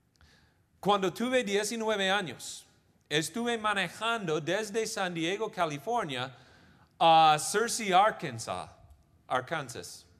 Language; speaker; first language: Spanish; non-native, fluent; English